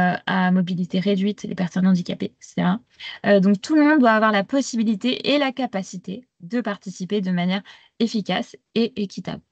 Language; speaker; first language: French; native; French